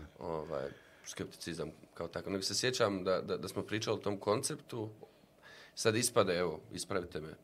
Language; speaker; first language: Bosnian; native; Bosnian